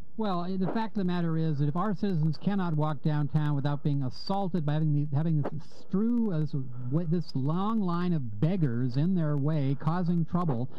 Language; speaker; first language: English; native; English